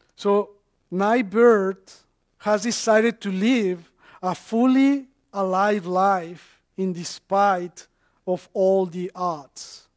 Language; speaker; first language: English; non-native, fluent; Spanish